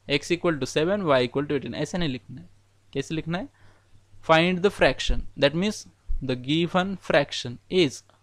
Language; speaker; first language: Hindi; non-native, local second language; Marathi